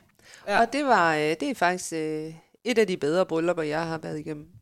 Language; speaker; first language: Danish; native; Danish